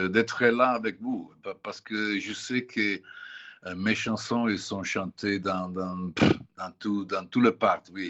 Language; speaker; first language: French; non-native, fluent; Italian